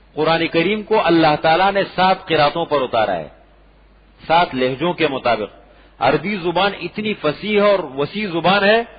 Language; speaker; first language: Urdu; non-native, local second language; Pashto